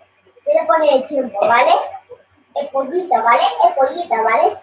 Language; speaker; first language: Spanish; early bilingual, other home language; Filipino